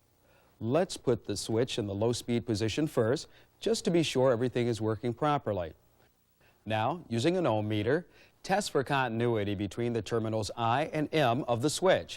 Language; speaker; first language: English; native; English